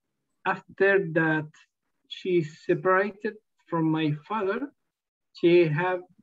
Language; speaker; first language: English; non-native, learner; Spanish